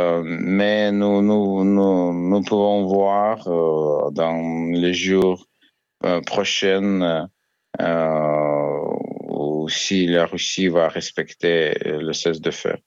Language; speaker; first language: French; non-native, learner; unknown